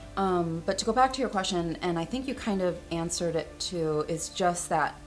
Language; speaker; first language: English; native; English